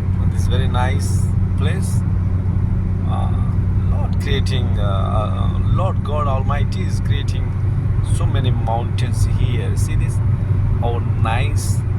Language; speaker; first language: English; non-native, local second language; Telugu